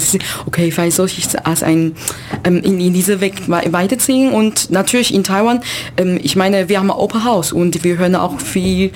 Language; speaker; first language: German; non-native, learner; Chinese